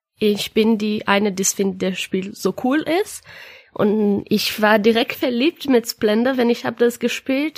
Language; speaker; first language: German; non-native, learner; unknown